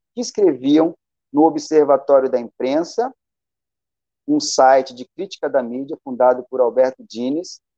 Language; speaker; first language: Portuguese; native; Portuguese